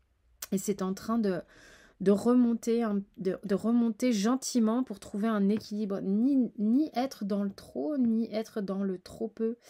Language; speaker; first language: French; native; French